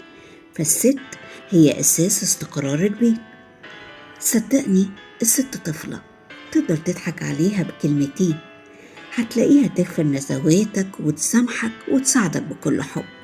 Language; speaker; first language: Arabic; native; Arabic